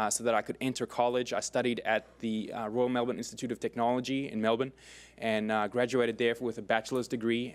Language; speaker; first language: English; native; English